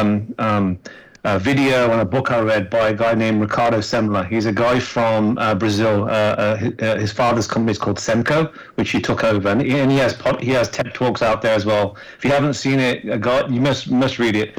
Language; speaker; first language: English; native; English